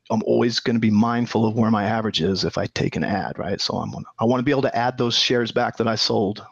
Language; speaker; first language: English; native; English